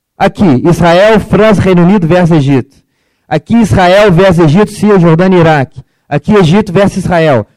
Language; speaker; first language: Portuguese; early bilingual, other home language; Arabic